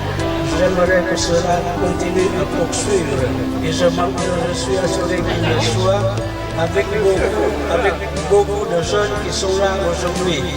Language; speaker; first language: French; non-native, local second language; Lao